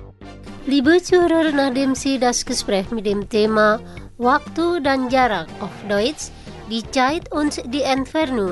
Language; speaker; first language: German; non-native, fluent; Indonesian